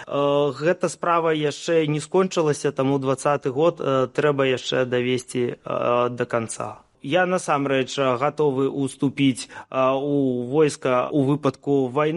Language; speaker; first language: Belarusian; non-native, local second language; Russian